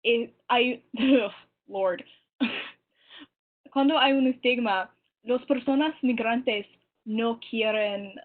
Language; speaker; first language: Spanish; non-native, learner; English